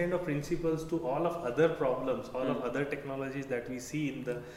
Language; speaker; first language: English; non-native, local second language; Marathi